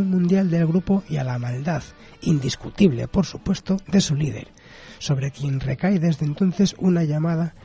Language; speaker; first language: Spanish; native; Spanish